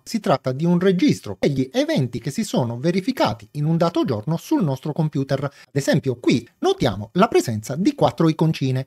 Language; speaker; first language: Italian; native; Italian